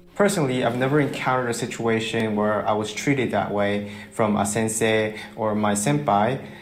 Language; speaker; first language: English; early bilingual, other home language; Japanese